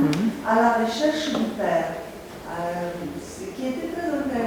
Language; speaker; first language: French; non-native, fluent; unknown